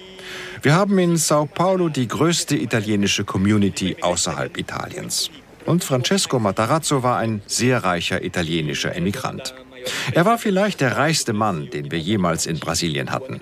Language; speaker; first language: German; non-native, fluent; Portuguese